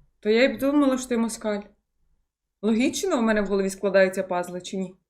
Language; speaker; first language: Ukrainian; native; Ukrainian